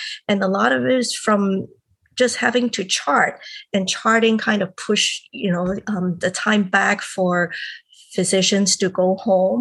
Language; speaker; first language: English; non-native, local second language; Cantonese